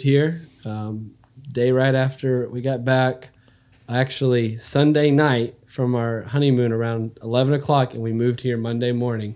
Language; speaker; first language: English; native; English